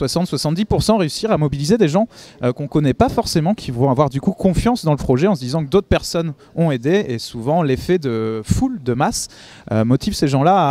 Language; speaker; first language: French; native; French